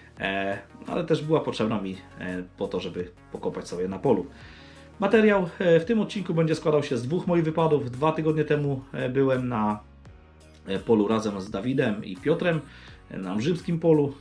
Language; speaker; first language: Polish; native; Polish